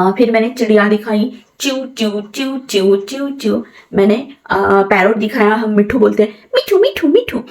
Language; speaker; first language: Hindi; non-native, local second language; Marathi